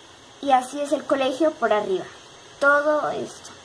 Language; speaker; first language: Spanish; native; Spanish